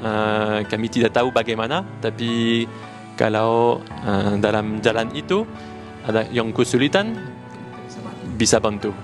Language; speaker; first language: Indonesian; non-native, learner; French